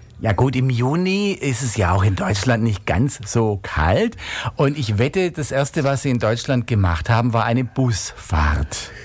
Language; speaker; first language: German; native; German